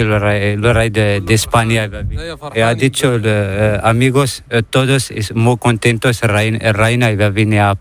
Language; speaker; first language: Spanish; non-native, learner; Arabic